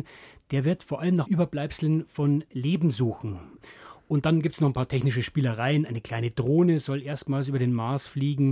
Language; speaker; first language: German; native; German